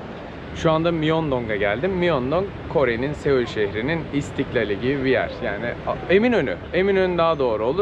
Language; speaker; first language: Turkish; native; Turkish